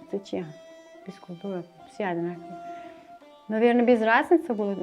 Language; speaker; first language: Russian; non-native, learner; Persian